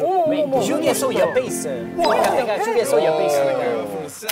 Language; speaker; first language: Korean; non-native, fluent; English